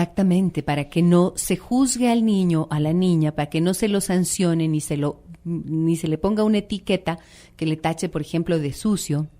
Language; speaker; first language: Spanish; native; Spanish